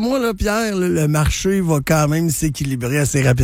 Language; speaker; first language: French; native; French